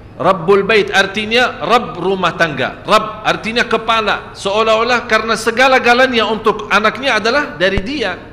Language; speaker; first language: Malay; non-native, fluent; Arabic